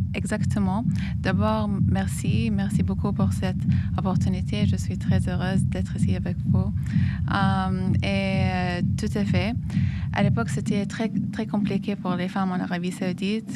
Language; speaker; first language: French; non-native, fluent; Arabic